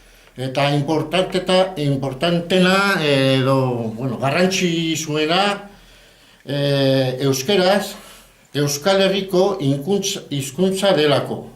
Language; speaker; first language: Basque; non-native, learner; Spanish